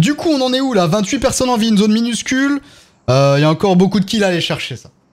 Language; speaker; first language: French; native; French